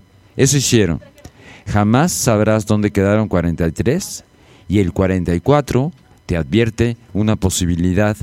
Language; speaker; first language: Spanish; native; Spanish